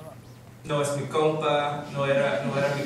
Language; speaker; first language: Spanish; non-native, learner; English